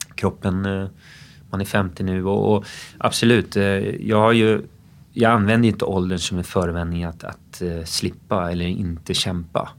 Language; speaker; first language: Swedish; early bilingual, other home language; English